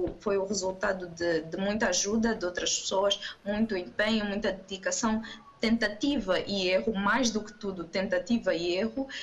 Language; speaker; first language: Portuguese; non-native, local second language; Kabuverdianu